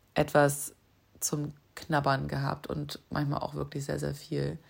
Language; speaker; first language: German; native; German